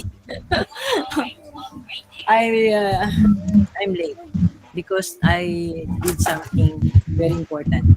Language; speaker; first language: English; non-native, local second language; Filipino